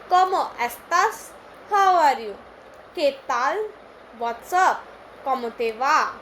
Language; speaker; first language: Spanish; non-native, learner; Hindi